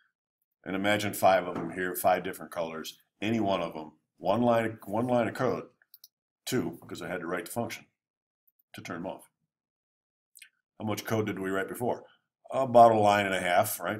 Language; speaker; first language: English; native; English